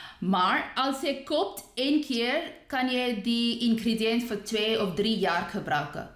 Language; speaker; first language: Dutch; non-native, learner; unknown